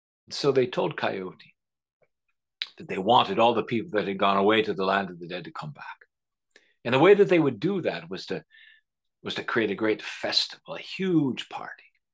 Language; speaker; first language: English; native; English